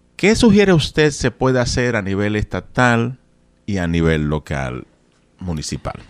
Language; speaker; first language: Spanish; native; Spanish